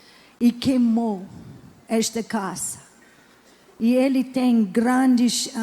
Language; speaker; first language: Portuguese; non-native, learner; English